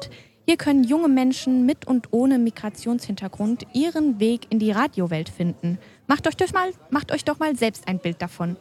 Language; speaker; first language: German; native; German